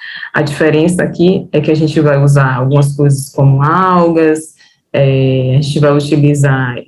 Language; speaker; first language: Portuguese; native; Portuguese